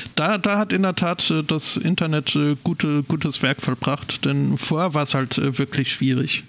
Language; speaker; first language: German; non-native, fluent; English